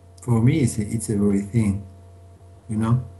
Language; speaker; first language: English; non-native, learner; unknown